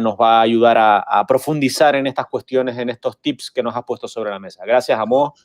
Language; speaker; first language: Spanish; native; Spanish